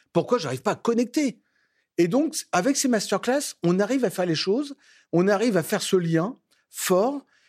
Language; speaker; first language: French; native; French